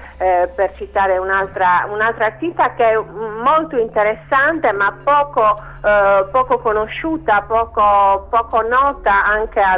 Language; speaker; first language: Italian; native; Italian